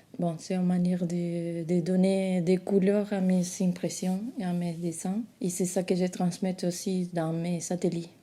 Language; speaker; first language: French; non-native, fluent; Spanish